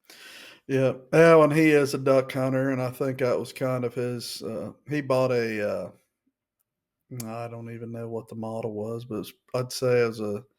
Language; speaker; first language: English; native; English